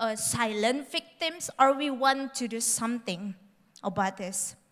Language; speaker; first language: English; non-native, fluent; Indonesian